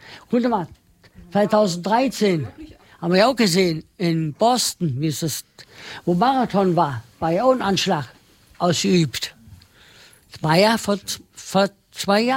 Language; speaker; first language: German; non-native, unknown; Turkish